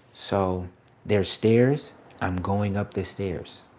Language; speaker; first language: English; native; English